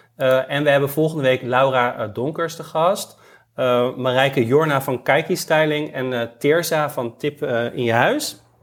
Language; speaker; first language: Dutch; native; Dutch